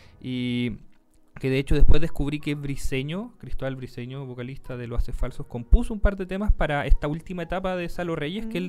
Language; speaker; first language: Spanish; native; Spanish